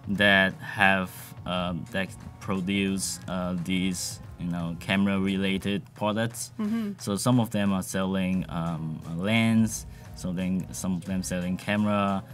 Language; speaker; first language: English; non-native, local second language; Cantonese